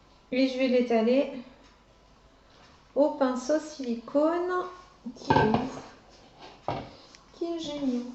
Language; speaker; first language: French; native; French